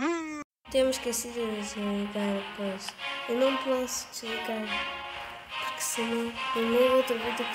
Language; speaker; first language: Portuguese; early bilingual, heritage; Portuguese